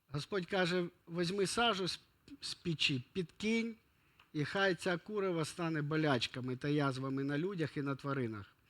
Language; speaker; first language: Ukrainian; non-native, local second language; Russian